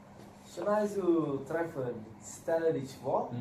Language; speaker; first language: German; non-native, learner; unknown